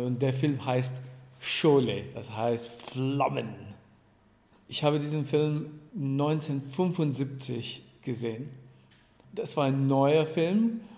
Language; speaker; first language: German; non-native, fluent; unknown